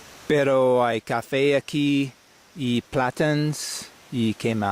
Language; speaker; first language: Spanish; non-native, learner; English